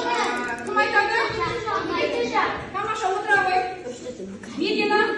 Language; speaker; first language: Kazakh; native; Kazakh